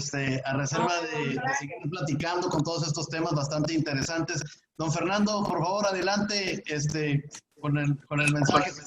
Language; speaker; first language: Spanish; native; Spanish